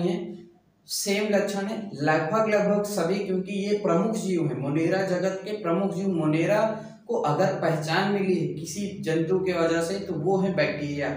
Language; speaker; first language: Hindi; native; Hindi